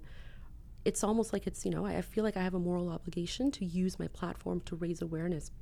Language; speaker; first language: English; native; English